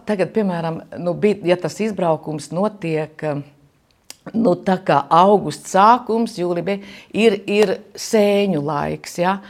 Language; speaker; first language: Latvian; native; Latvian